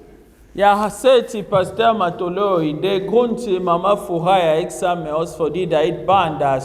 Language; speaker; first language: Danish; non-native, fluent; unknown